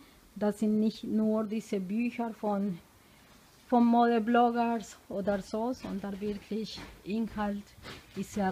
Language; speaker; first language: German; non-native, fluent; Spanish